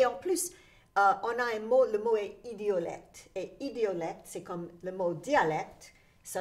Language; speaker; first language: French; native; French